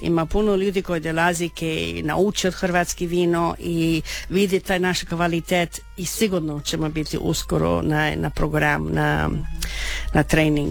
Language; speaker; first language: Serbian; non-native, learner; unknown